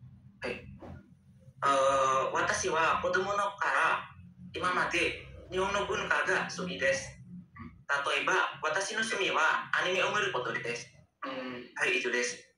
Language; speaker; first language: Japanese; non-native, learner; Indonesian